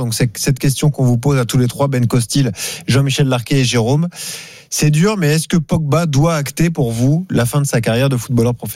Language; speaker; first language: French; native; French